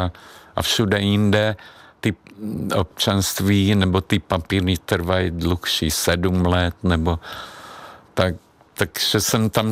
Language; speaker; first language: Czech; non-native, fluent; Hungarian